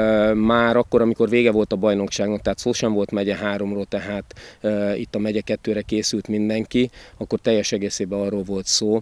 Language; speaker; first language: Hungarian; native; Hungarian